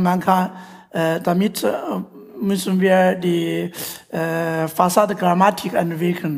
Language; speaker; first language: German; non-native, learner; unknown